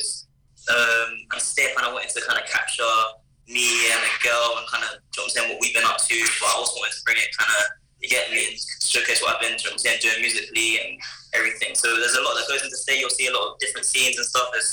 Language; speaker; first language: English; native; English